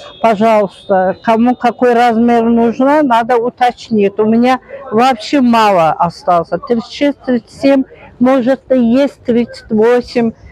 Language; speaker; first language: Russian; non-native, local second language; Azerbaijani